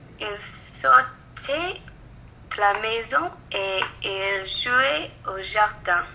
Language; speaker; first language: French; non-native, learner; English